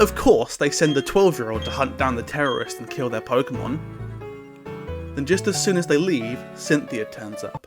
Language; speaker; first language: English; native; English